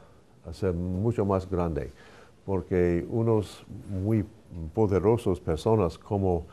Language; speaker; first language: Spanish; non-native, fluent; English